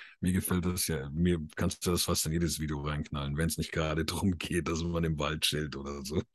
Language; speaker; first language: German; native; German